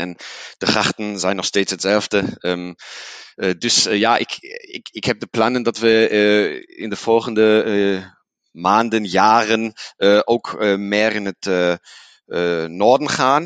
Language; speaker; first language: Dutch; non-native, learner; German